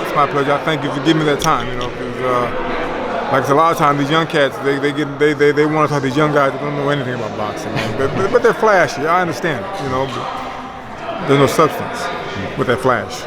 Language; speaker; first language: English; native; English